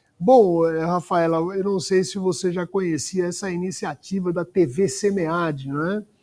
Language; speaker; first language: Portuguese; native; Portuguese